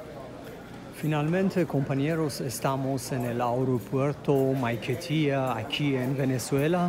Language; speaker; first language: Spanish; non-native, fluent; German